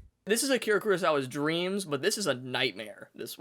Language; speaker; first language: English; native; English